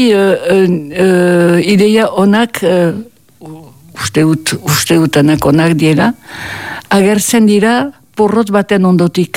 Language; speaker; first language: Basque; native; Basque